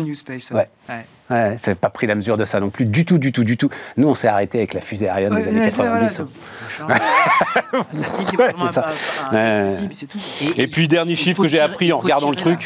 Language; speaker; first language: French; native; French